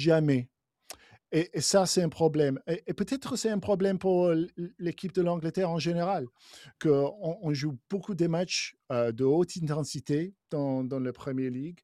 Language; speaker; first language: French; non-native, fluent; English